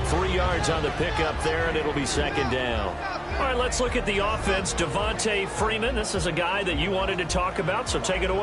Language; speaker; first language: English; native; English